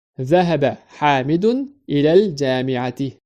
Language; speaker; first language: Arabic; non-native, fluent; English